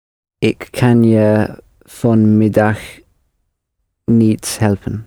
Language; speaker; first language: Dutch; non-native, learner; English